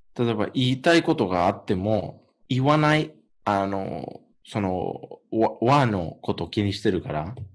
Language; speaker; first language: Japanese; non-native, fluent; English